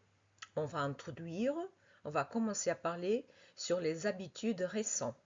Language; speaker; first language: French; non-native, fluent; Portuguese